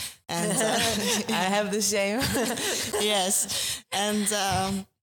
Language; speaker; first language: English; non-native, fluent; Persian